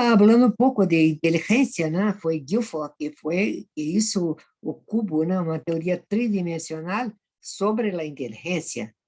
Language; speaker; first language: Spanish; non-native, fluent; Portuguese